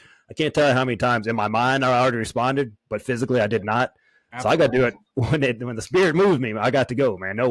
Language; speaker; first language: English; native; English